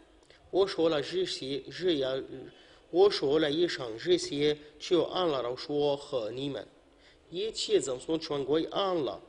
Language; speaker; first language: Chinese; non-native, learner; Arabic